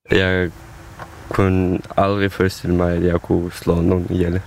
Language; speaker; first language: Danish; non-native, fluent; Ukrainian